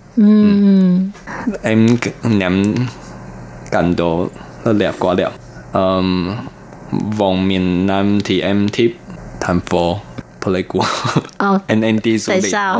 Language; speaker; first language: Vietnamese; non-native, learner; Chinese